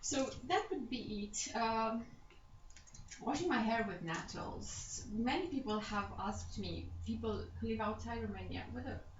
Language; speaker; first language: English; non-native, fluent; Romanian